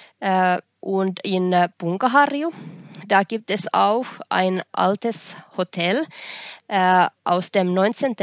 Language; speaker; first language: German; non-native, fluent; Finnish